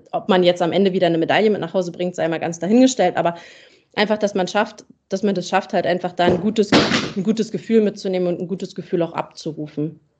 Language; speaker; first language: German; native; German